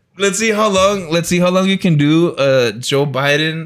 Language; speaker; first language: English; early bilingual, other home language; Spanish